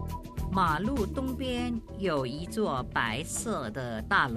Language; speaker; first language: Chinese; non-native, fluent; Thai